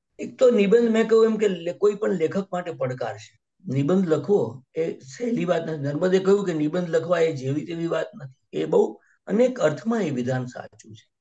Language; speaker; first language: Gujarati; native; Gujarati